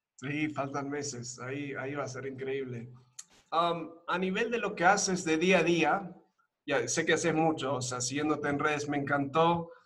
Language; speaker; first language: Spanish; early bilingual, other home language; English